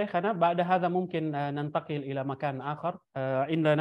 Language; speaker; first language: Arabic; non-native, fluent; Indonesian